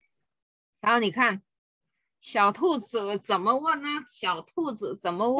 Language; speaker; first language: Chinese; non-native, fluent; Vietnamese